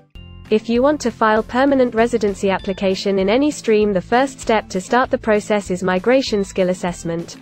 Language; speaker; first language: English; non-native, local second language; Hindi